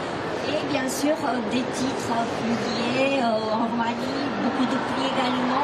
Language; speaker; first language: French; non-native, fluent; Romanian